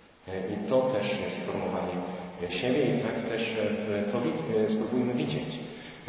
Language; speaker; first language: Polish; native; Polish